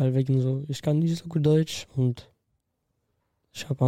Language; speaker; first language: German; non-native, learner; Russian